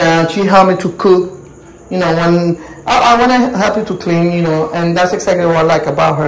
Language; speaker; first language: English; non-native, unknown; Spanish